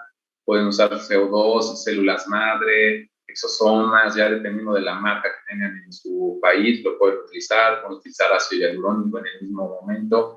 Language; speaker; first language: Spanish; native; Spanish